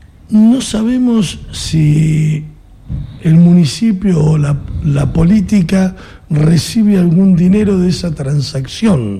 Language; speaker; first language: Spanish; native; Spanish